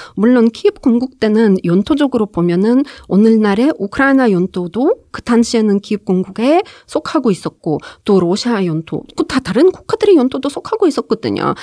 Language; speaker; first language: Korean; non-native, fluent; Ukrainian